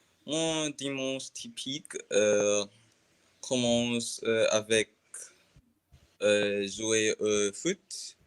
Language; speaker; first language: French; non-native, learner; English